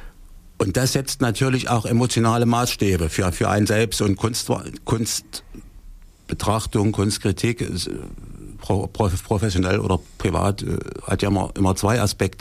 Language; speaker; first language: German; native; German